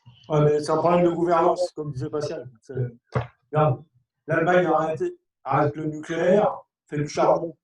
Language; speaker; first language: French; native; French